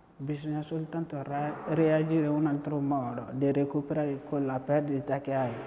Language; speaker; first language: Italian; non-native, fluent; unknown